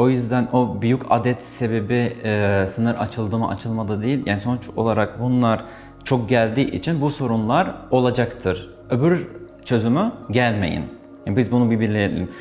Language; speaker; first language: Turkish; non-native, fluent; Arabic